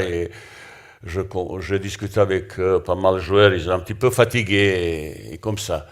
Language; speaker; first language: French; non-native, learner; Bosnian